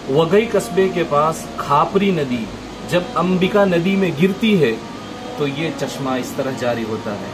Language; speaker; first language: Hindi; non-native, local second language; Gujarati